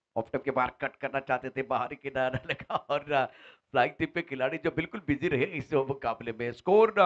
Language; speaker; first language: Hindi; non-native, local second language; Marathi